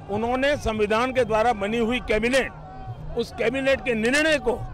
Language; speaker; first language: Hindi; non-native, local second language; Gujarati